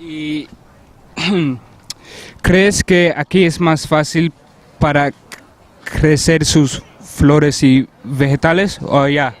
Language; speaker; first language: Spanish; early bilingual, heritage; Spanish